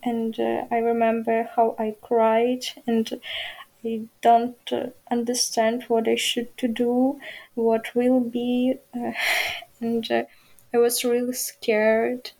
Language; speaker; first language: English; non-native, learner; Ukrainian